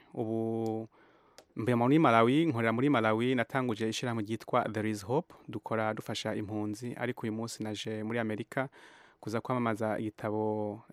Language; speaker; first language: Rundi; early bilingual, heritage; Rundi